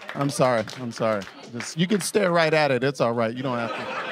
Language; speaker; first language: English; native; English